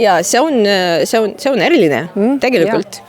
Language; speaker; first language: Estonian; non-native, fluent; Russian